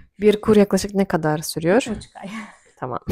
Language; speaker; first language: Turkish; non-native, fluent; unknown